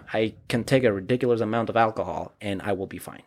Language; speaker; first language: English; early bilingual, other home language; Spanish